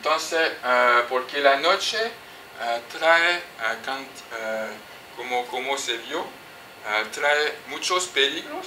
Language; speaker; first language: Spanish; non-native, fluent; French